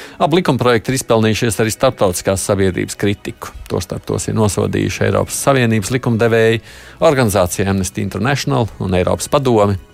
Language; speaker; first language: Latvian; native; Latvian